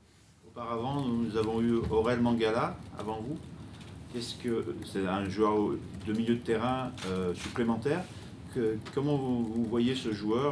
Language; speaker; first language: French; native; French